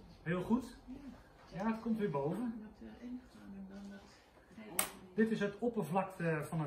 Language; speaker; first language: Dutch; native; Dutch